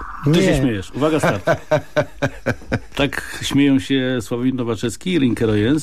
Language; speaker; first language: Polish; native; Polish